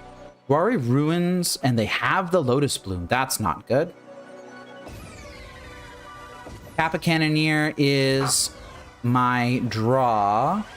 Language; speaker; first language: English; native; English